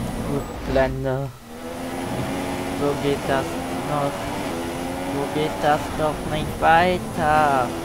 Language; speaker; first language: German; native; German